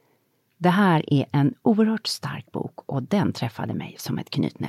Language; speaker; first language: Swedish; native; Swedish